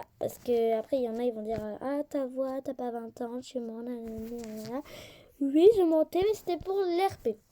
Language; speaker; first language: French; native; French